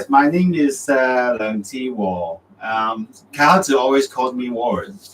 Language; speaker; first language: English; non-native, local second language; Cantonese